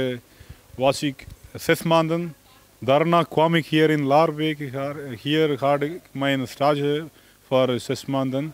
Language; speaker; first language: Dutch; non-native, learner; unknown